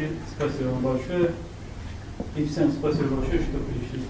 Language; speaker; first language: Russian; non-native, fluent; Turkish